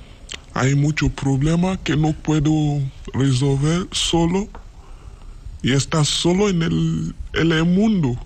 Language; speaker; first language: Spanish; non-native, learner; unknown